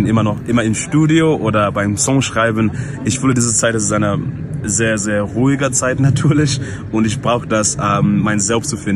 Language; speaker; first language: German; non-native, learner; English